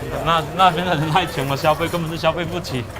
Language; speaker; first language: Chinese; native; Chinese